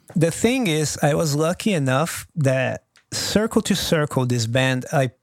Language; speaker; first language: English; non-native, fluent; Portuguese